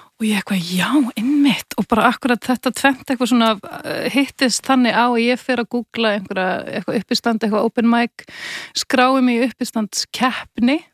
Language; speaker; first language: Icelandic; native; Icelandic